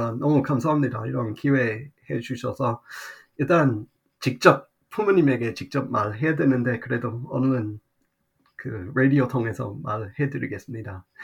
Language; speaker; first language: Korean; non-native, fluent; English